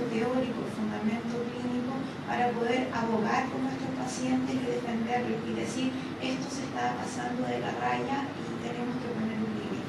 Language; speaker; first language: Spanish; native; Spanish